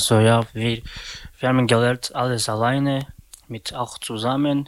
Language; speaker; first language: German; non-native, learner; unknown